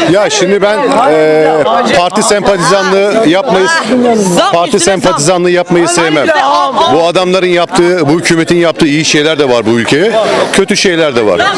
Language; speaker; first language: Turkish; native; Turkish